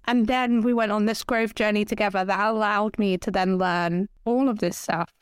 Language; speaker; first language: English; native; English